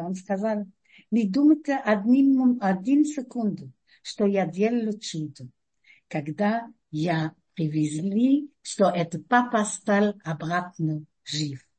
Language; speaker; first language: Russian; non-native, fluent; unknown